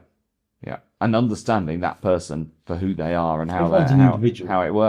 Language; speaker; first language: English; native; English